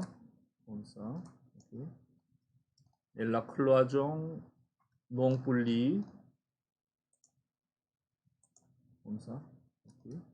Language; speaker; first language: French; non-native, fluent; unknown